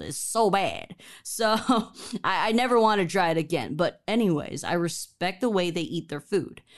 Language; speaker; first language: English; early bilingual, other home language; Chinese